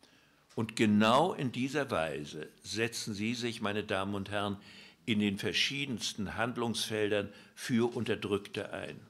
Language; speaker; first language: German; native; German